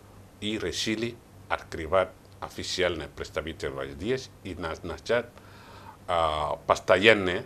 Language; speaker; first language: Russian; non-native, learner; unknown